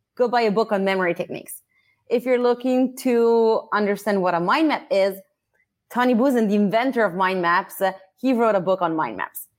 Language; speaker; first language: English; non-native, fluent; Italian